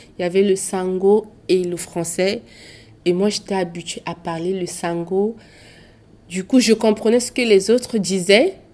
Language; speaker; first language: French; non-native, local second language; Sango